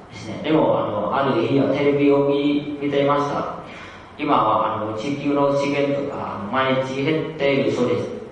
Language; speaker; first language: Japanese; non-native, fluent; Vietnamese